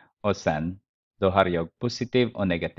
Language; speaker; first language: Swedish; non-native, fluent; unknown